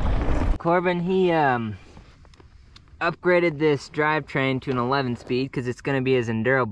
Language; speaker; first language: English; native; English